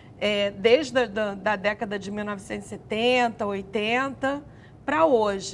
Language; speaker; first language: Portuguese; native; Portuguese